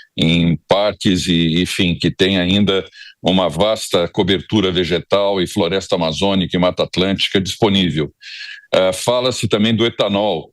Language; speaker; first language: Portuguese; native; Portuguese